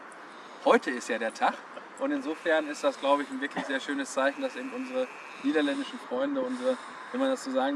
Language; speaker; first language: German; native; German